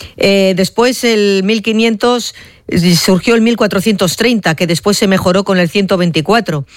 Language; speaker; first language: Spanish; native; Spanish